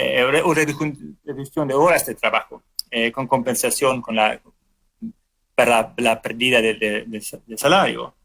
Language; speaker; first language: Spanish; non-native, fluent; Swedish